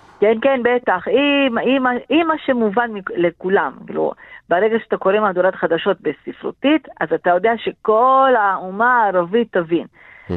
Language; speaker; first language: Hebrew; non-native, local second language; Arabic